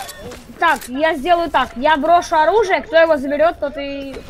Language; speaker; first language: Russian; native; Russian